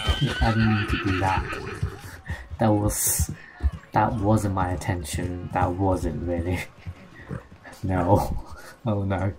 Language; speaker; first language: English; non-native, fluent; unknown